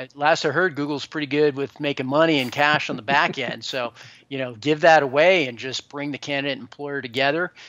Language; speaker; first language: English; native; English